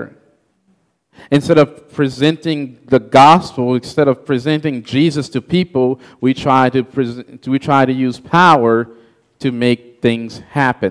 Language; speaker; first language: English; non-native, fluent; Haitian Creole